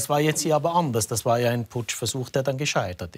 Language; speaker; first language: German; native; German